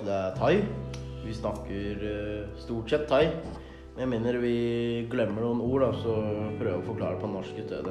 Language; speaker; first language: Norwegian; early bilingual, other home language; Thai